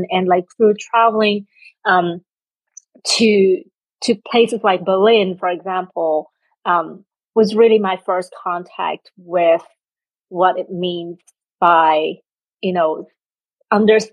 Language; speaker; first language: English; non-native, local second language; Cantonese